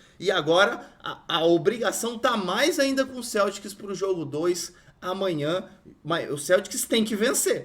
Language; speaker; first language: Portuguese; native; Portuguese